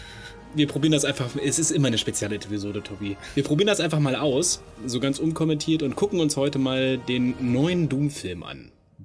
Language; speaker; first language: German; native; German